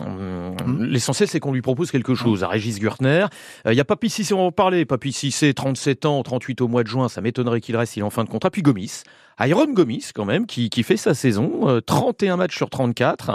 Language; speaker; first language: French; native; French